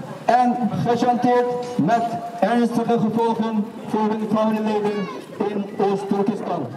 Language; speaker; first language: Dutch; non-native, fluent; Uyghur